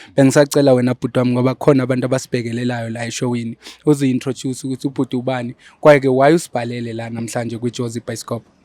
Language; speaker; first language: Zulu; non-native, local second language; Xhosa